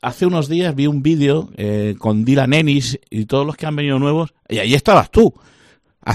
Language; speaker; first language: Spanish; native; Spanish